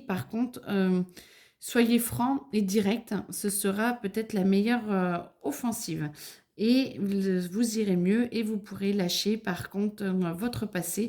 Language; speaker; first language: French; native; French